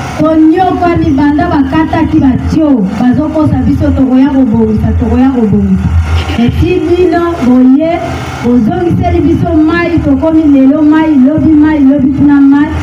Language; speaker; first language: Lingala; native; Lingala